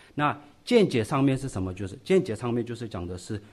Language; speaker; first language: Chinese; non-native, local second language; Tibetan